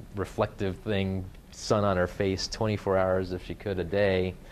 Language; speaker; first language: English; native; English